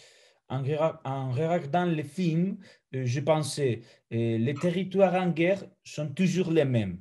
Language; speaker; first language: French; non-native, fluent; Spanish